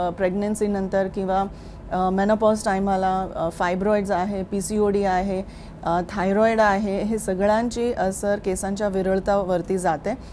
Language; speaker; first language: Marathi; non-native, local second language; Hindi